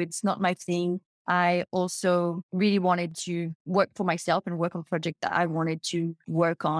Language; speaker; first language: English; non-native, fluent; French